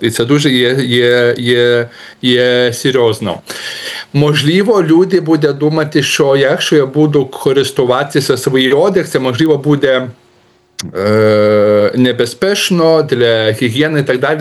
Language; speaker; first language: Ukrainian; non-native, learner; Lithuanian